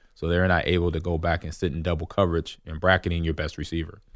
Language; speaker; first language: English; native; English